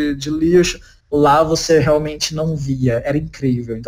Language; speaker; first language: Portuguese; native; Portuguese